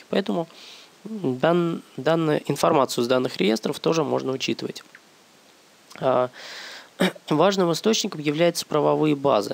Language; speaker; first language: Russian; native; Russian